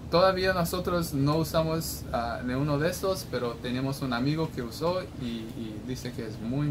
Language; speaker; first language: Spanish; non-native, fluent; English